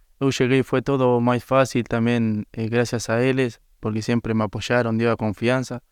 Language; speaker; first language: Portuguese; non-native, learner; Spanish